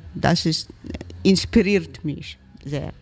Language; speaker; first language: German; non-native, learner; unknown